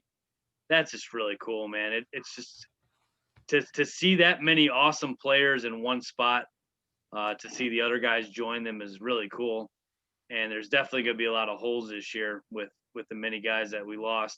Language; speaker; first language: English; native; English